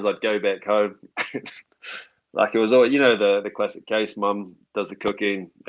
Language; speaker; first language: English; native; English